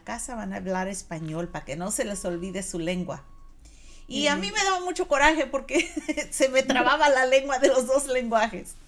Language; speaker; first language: Spanish; native; Spanish